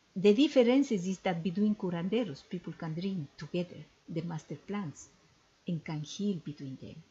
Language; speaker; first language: English; non-native, fluent; Spanish